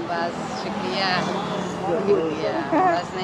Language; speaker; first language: Hindi; non-native, local second language; Kashmiri